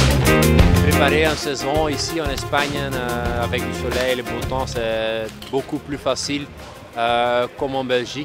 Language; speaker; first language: French; non-native, local second language; Dutch